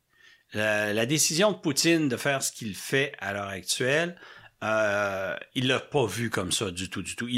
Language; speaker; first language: French; native; French